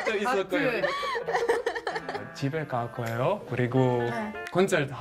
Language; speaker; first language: Korean; non-native, learner; English